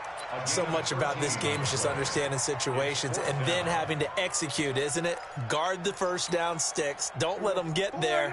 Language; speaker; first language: English; native; English